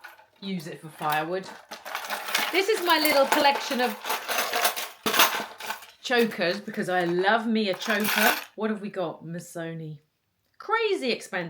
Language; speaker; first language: English; native; English